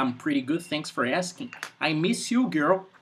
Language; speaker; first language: English; non-native, fluent; Portuguese